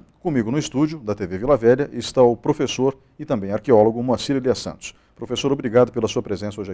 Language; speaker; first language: Portuguese; native; Portuguese